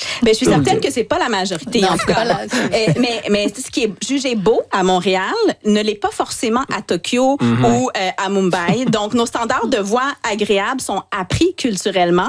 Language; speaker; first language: French; native; French